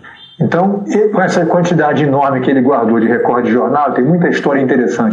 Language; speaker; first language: Portuguese; native; Portuguese